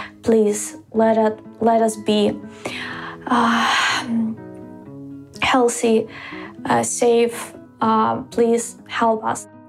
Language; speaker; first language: English; non-native, fluent; Ukrainian